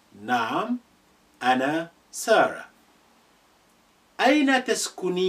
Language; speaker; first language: Arabic; non-native, fluent; English